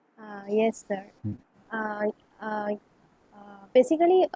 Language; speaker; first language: English; non-native, local second language; Bangla